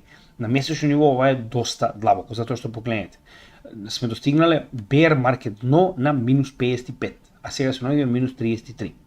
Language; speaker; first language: Macedonian; native; Macedonian